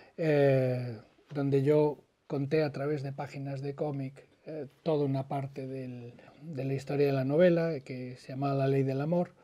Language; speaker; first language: Spanish; native; Spanish